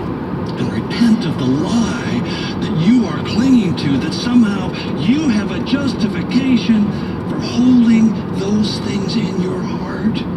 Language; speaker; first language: English; native; English